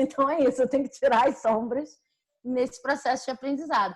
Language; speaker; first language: Portuguese; native; Portuguese